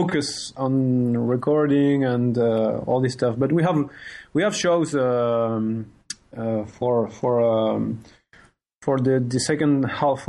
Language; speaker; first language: English; non-native, fluent; French